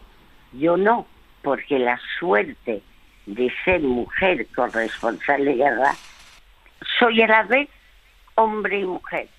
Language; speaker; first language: Spanish; early bilingual, other home language; French